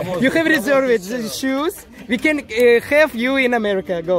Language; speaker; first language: English; non-native, learner; Russian